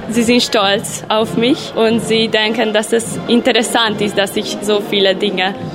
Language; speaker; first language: German; non-native, local second language; Hungarian